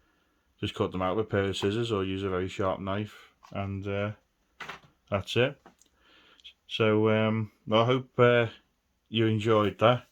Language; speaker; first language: English; native; English